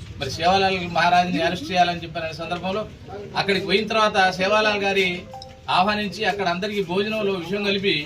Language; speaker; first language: Telugu; non-native, local second language; Lambadi